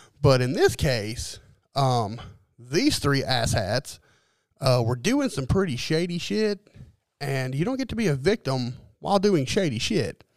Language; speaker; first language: English; native; English